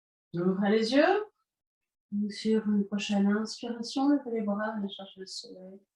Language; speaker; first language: French; native; French